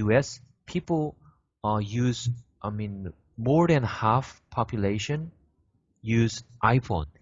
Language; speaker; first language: English; non-native, fluent; Korean